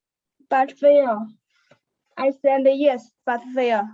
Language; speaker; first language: English; non-native, learner; Chinese